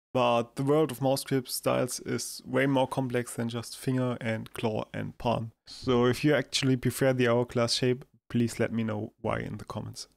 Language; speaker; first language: English; non-native, fluent; German